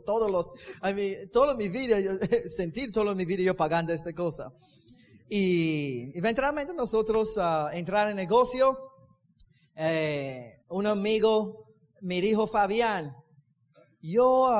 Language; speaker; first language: Spanish; non-native, learner; English